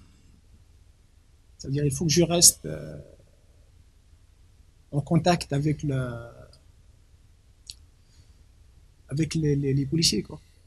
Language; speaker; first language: French; non-native, local second language; Arabic